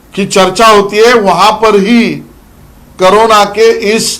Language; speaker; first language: Hindi; non-native, local second language; Marathi